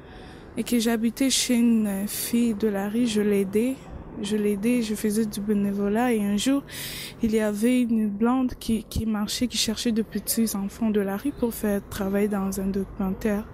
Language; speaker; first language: French; non-native, local second language; Lingala